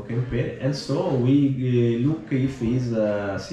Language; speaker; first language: English; non-native, learner; Italian